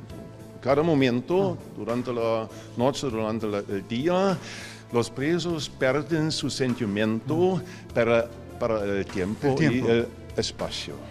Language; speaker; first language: Spanish; non-native, fluent; German